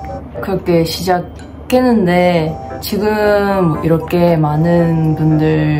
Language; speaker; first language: Korean; non-native, fluent; Japanese